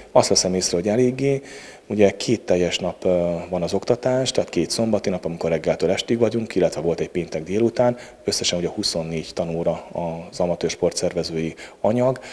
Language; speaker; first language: Hungarian; native; Hungarian